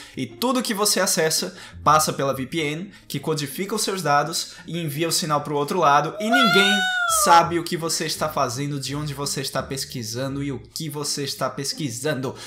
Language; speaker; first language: Portuguese; native; Portuguese